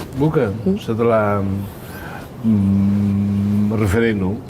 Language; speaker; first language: Indonesian; non-native, fluent; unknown